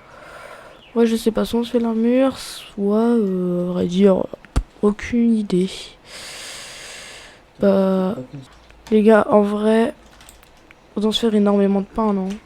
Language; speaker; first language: French; native; French